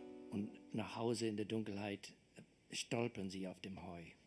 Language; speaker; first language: German; non-native, fluent; English